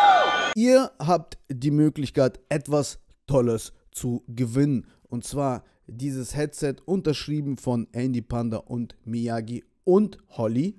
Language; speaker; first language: German; early bilingual, other home language; Russian